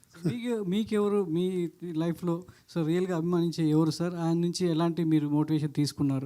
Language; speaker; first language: Telugu; native; Telugu